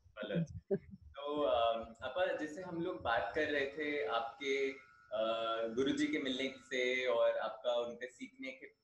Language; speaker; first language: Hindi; native; Hindi